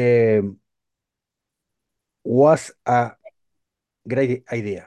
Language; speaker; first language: English; non-native, learner; Spanish